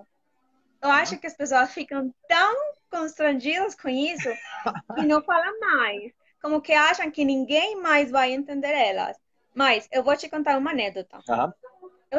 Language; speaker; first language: Portuguese; non-native, fluent; Spanish